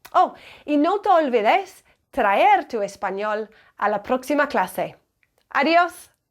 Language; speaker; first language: Spanish; non-native, fluent; English